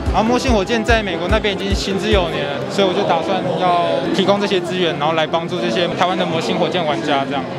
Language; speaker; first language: Chinese; native; Chinese